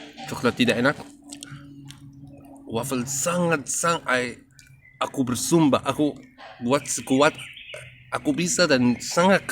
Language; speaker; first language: Indonesian; non-native, learner; Arabic